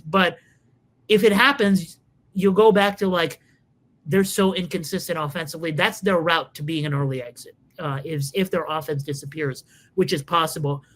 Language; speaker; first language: English; native; English